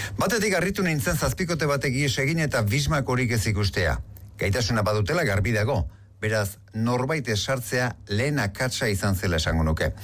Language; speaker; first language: Basque; native; Basque